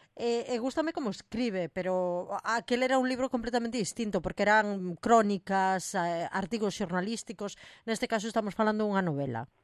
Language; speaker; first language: Galician; native; Galician